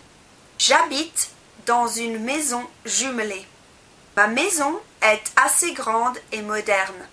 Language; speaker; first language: French; non-native, learner; English